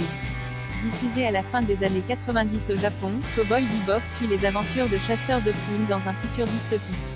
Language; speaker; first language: French; native; French